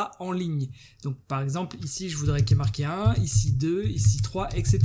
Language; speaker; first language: French; native; French